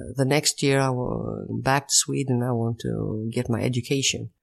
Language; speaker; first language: English; non-native, fluent; Swedish